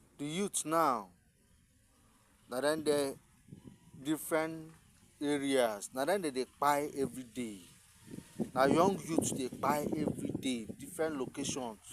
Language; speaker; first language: Nigerian Pidgin; non-native, local second language; Igbo